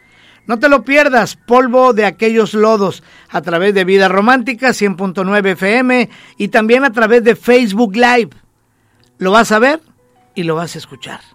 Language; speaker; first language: Spanish; native; Spanish